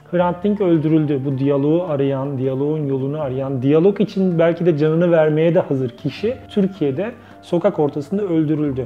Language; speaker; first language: Turkish; native; Turkish